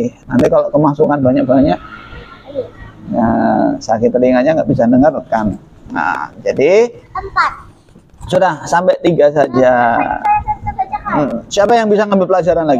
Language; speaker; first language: Indonesian; native; Indonesian